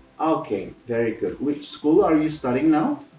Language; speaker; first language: English; non-native, fluent; Indonesian